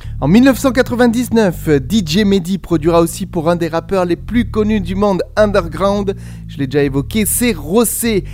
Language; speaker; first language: French; native; French